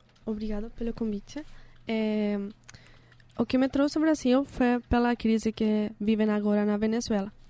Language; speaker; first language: Portuguese; non-native, learner; Spanish